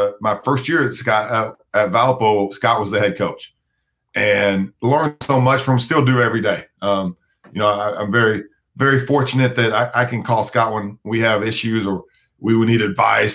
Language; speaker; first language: English; native; English